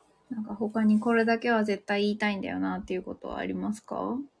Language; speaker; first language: Japanese; native; Japanese